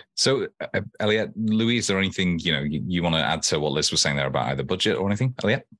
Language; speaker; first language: English; native; English